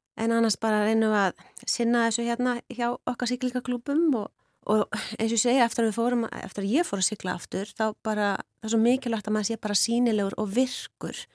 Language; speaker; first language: Icelandic; native; Icelandic